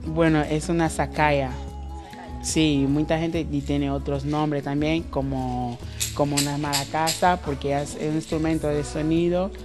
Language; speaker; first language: Spanish; non-native, fluent; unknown